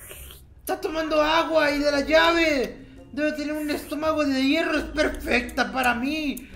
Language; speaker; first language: Spanish; native; Spanish